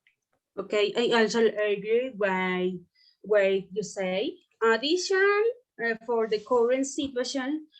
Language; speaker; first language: English; non-native, learner; Spanish